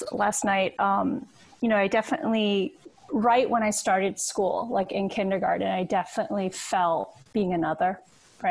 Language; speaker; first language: English; early bilingual, other home language; Cantonese